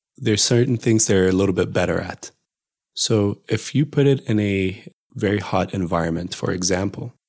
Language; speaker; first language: English; non-native, fluent; Amharic